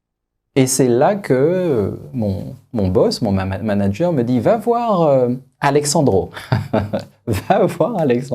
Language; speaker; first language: French; native; French